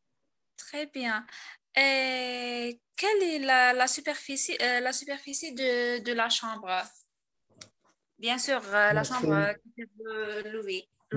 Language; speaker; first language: French; non-native, learner; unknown